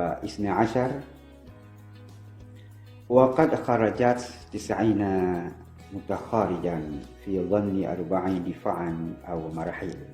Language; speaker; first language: Arabic; non-native, fluent; Indonesian